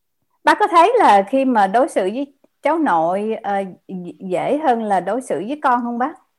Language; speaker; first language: Vietnamese; native; Vietnamese